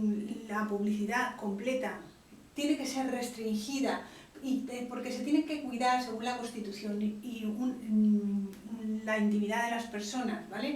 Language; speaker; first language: Spanish; native; Spanish